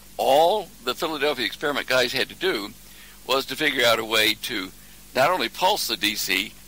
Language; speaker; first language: English; native; English